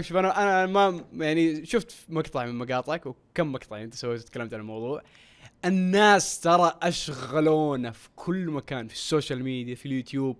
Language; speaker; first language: Arabic; native; Arabic